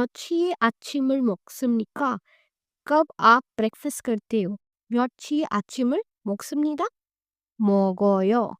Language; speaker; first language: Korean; non-native, fluent; Hindi